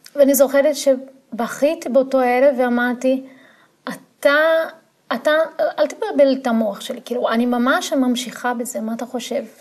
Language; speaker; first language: Hebrew; non-native, fluent; Portuguese